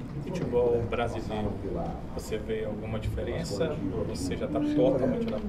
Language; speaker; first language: Portuguese; native; Portuguese